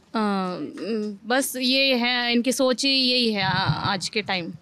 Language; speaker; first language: Hindi; native; Hindi